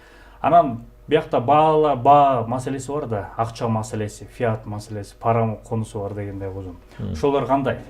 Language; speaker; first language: Kyrgyz; native; Kyrgyz